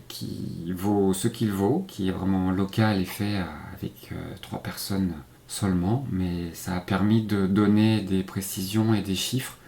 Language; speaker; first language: French; native; French